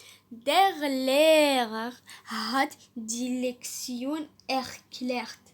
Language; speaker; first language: German; non-native, learner; Arabic